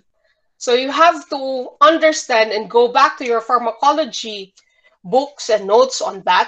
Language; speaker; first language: English; non-native, local second language; Cebuano